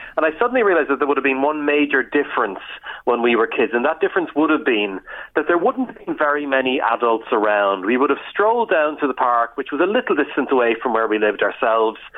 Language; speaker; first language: English; native; English